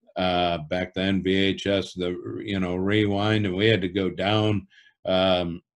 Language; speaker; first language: English; native; English